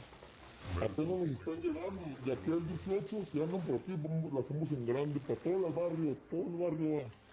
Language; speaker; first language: Spanish; native; Spanish